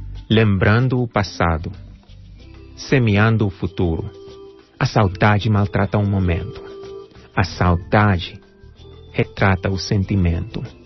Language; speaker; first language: Portuguese; non-native, fluent; Ganda